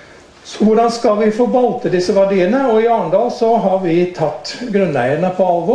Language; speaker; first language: Norwegian; non-native, fluent; English